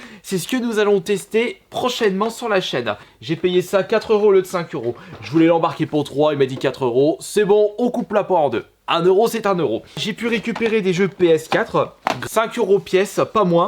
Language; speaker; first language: French; native; French